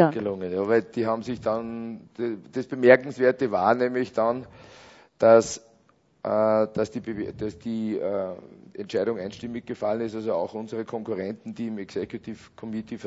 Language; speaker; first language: German; native; German